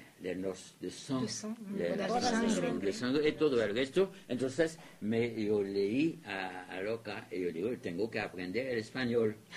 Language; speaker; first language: Spanish; non-native, fluent; French